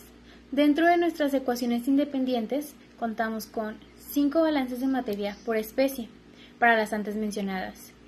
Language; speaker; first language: Spanish; native; Spanish